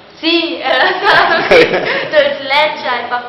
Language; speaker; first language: Spanish; non-native, learner; German